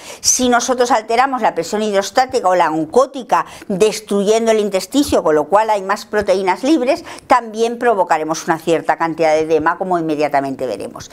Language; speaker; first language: Spanish; native; Spanish